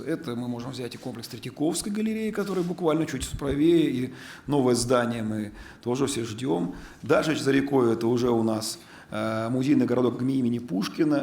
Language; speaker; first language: Russian; native; Russian